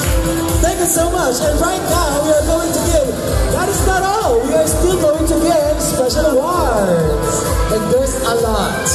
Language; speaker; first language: English; non-native, local second language; Filipino